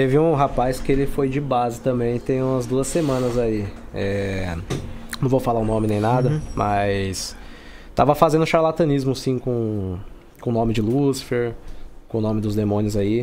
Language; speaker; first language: Portuguese; native; Portuguese